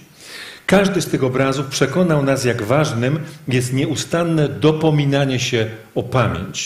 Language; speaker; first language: Polish; native; Polish